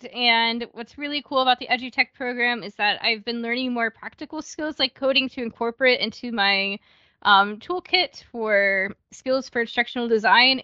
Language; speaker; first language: English; native; English